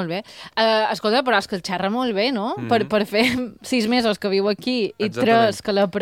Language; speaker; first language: Catalan; native; Catalan